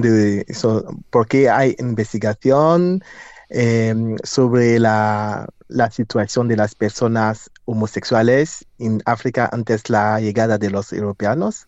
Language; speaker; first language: Spanish; non-native, fluent; English